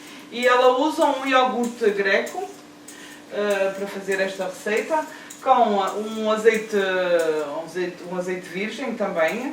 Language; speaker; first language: Portuguese; early bilingual, heritage; Portuguese